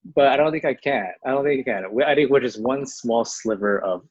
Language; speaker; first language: English; early bilingual, other home language; Chinese